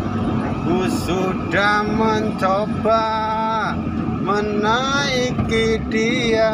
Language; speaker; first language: Indonesian; non-native, local second language; Javanese